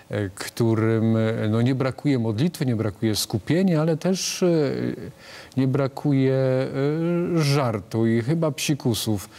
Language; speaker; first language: Polish; native; Polish